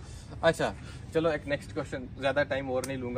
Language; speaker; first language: Hindi; native; Hindi